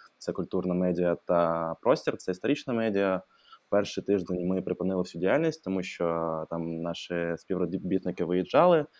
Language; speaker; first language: Ukrainian; non-native, local second language; Russian